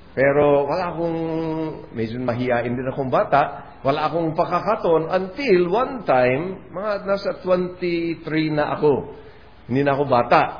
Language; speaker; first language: Filipino; non-native, learner; English